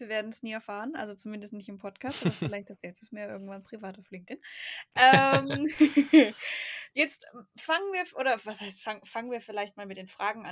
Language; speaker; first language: German; native; German